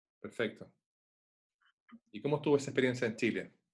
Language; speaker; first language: Spanish; native; Spanish